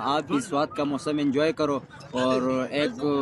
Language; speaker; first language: Hindi; non-native, local second language; Pashto